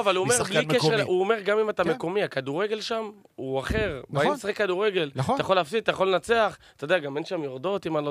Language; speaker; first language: Hebrew; native; Hebrew